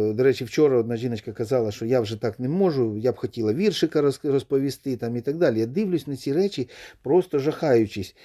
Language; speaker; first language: Ukrainian; non-native, local second language; Russian